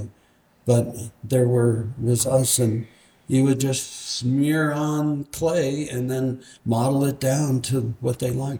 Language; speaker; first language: English; native; English